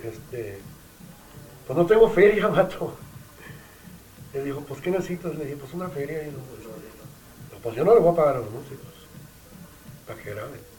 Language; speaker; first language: Spanish; early bilingual, heritage; Spanish